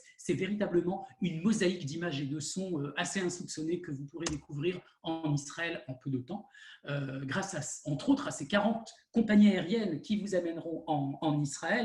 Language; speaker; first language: French; native; French